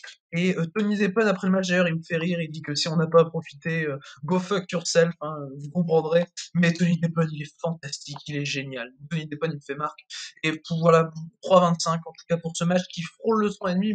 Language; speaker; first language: French; native; French